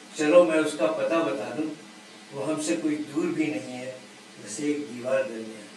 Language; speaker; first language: Urdu; native; Urdu